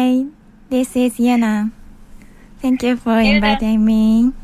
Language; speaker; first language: English; non-native, learner; Japanese